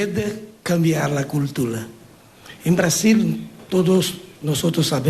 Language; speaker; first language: Spanish; non-native, learner; Portuguese